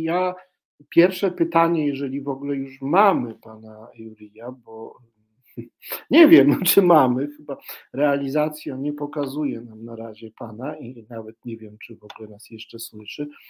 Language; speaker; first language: Polish; native; Polish